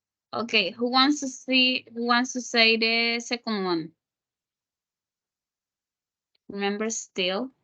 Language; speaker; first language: English; non-native, fluent; Spanish